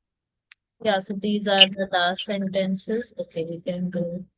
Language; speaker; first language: English; non-native, local second language; Hindi